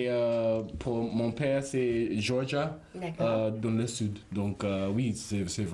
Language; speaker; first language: French; non-native, learner; English